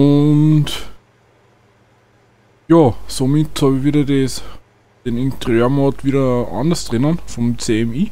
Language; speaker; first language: German; native; German